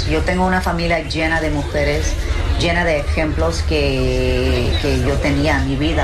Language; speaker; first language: Spanish; early bilingual, heritage; English